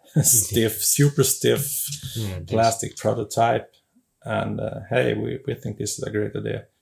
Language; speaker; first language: English; non-native, fluent; Swedish